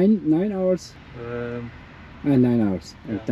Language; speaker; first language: English; non-native, learner; Turkish